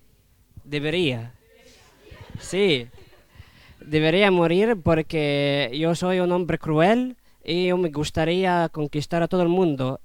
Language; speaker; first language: Spanish; non-native, fluent; Arabic